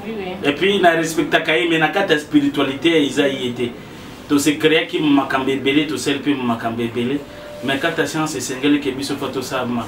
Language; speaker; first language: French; non-native, local second language; Lingala